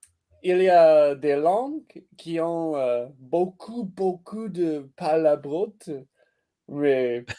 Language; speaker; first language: French; non-native, learner; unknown